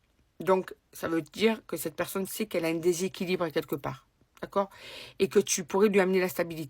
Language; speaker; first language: French; native; French